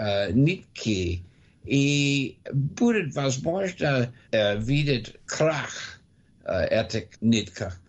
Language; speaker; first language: Russian; non-native, learner; English